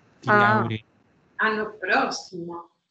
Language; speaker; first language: Italian; non-native, learner; Spanish